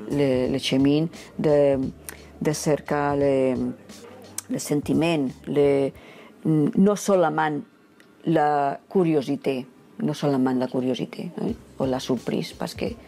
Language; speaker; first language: French; non-native, learner; Catalan